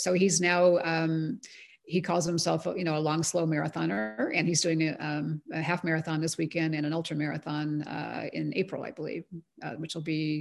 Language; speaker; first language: English; native; English